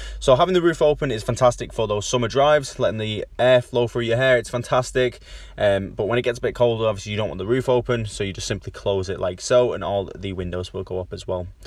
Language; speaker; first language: English; native; English